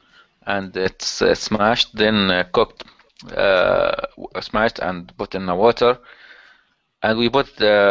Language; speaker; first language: English; non-native, learner; Arabic